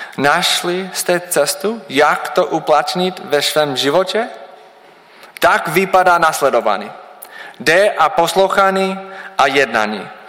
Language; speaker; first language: Czech; non-native, learner; English